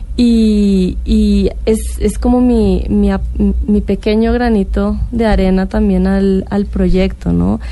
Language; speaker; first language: Spanish; non-native, local second language; Catalan